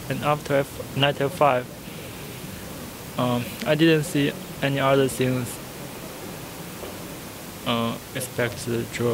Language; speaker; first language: English; non-native, learner; Chinese